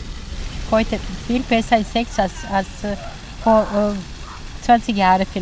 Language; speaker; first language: German; non-native, learner; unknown